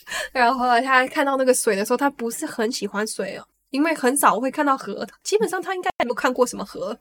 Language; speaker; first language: Chinese; early bilingual, heritage; Chinese